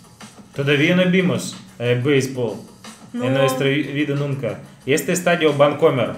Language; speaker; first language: Spanish; non-native, learner; Russian